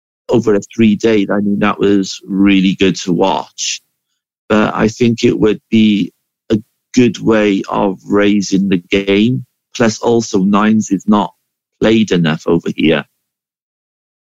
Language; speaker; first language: English; native; English